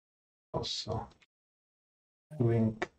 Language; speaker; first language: English; non-native, fluent; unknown